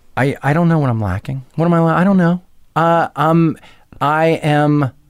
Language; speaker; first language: English; native; English